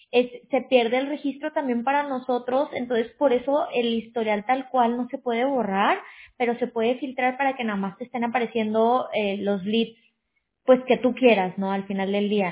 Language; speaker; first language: Spanish; native; Spanish